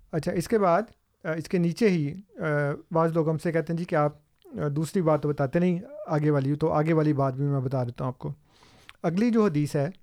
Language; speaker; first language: Urdu; non-native, local second language; Punjabi